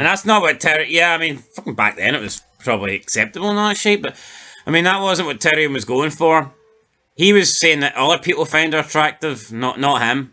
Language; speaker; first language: English; native; English